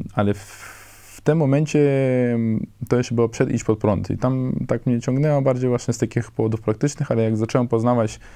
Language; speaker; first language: Polish; non-native, fluent; Hebrew